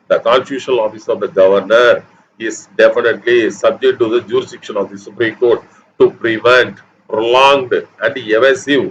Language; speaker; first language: English; non-native, local second language; Tamil